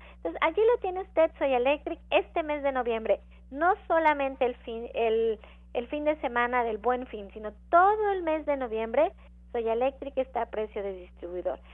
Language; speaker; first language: Spanish; native; Spanish